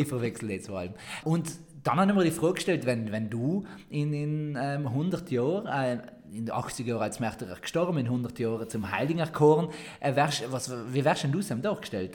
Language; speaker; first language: German; native; German